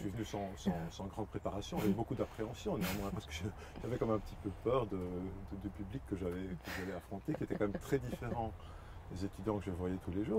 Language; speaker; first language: French; native; French